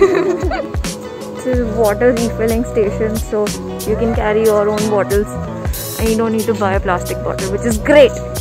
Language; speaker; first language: English; non-native, local second language; Hindi